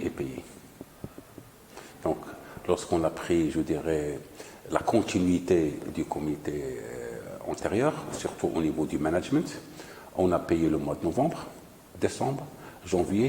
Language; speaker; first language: French; non-native, local second language; Arabic